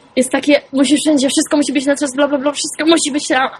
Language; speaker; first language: Polish; native; Polish